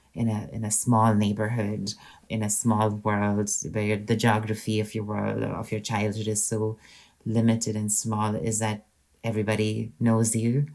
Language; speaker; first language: English; non-native, local second language; Hindi